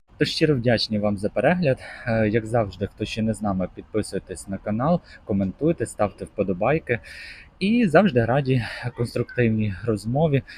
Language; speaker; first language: Ukrainian; native; Ukrainian